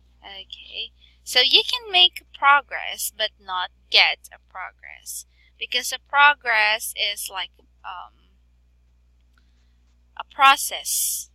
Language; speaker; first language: English; non-native, fluent; Filipino